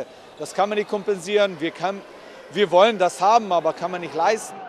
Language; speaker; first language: German; non-native, fluent; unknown